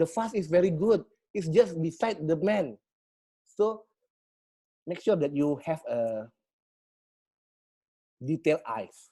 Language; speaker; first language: English; non-native, learner; Indonesian